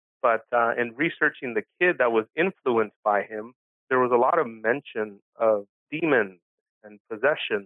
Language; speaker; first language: English; early bilingual, other home language; Spanish